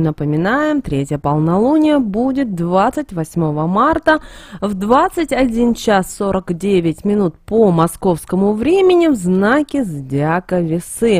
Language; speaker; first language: Russian; native; Russian